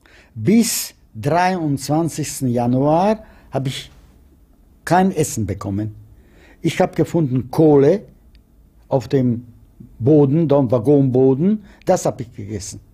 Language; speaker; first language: German; non-native, fluent; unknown